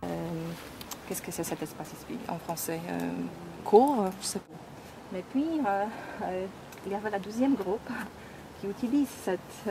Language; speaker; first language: French; non-native, learner; Polish